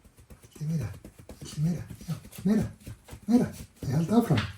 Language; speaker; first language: Icelandic; non-native, learner; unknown